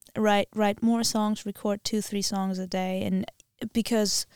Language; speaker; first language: English; non-native, fluent; Armenian